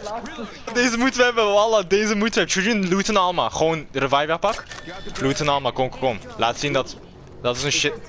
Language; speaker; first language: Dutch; early bilingual, other home language; Turkish